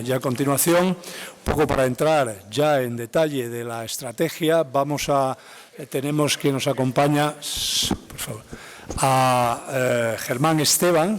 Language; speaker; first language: Spanish; native; Spanish